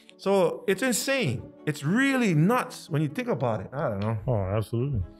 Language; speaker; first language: English; native; English